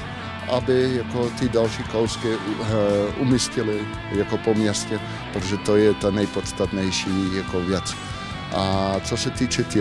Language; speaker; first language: Czech; non-native, fluent; Dutch